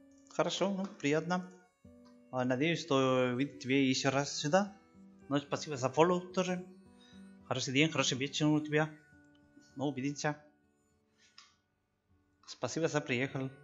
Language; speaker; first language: Russian; non-native, learner; Spanish